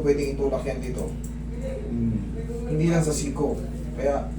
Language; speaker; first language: Filipino; native; Filipino